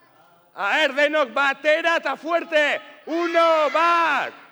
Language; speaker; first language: Basque; non-native, local second language; Spanish